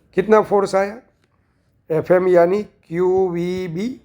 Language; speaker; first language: Hindi; non-native, local second language; Gujarati